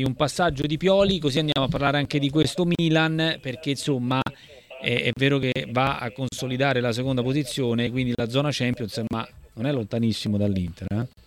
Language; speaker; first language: Italian; native; Italian